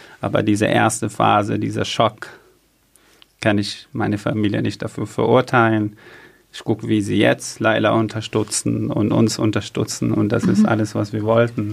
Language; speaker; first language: German; non-native, fluent; Arabic